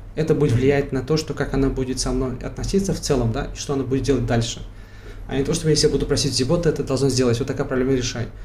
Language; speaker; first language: Russian; non-native, local second language; Tajik